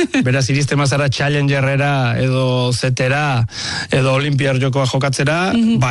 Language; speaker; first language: Basque; native; Basque